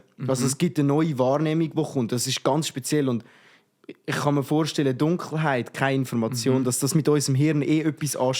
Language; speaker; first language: German; native; German